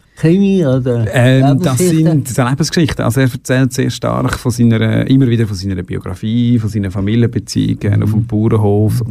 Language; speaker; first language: German; native; German